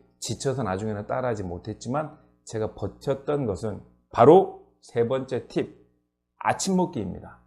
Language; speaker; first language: Korean; native; Korean